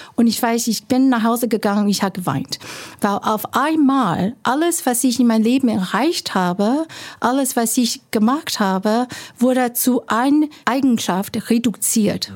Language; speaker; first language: German; non-native, fluent; Chinese